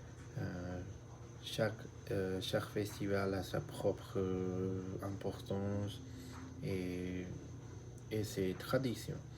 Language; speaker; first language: French; non-native, learner; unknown